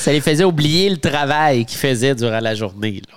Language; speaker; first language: French; native; French